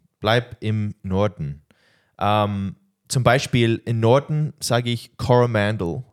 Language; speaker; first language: German; non-native, learner; English